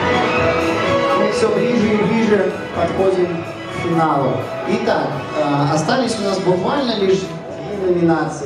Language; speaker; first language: Russian; native; Russian